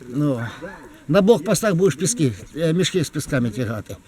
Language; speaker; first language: Russian; non-native, local second language; Ukrainian